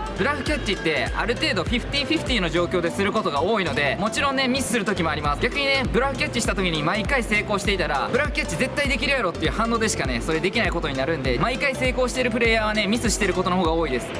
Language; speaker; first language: Japanese; native; Japanese